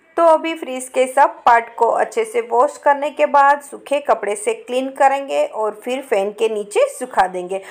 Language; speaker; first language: Hindi; non-native, local second language; Gujarati